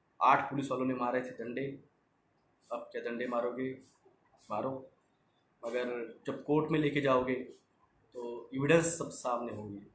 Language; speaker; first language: Hindi; non-native, local second language; Marathi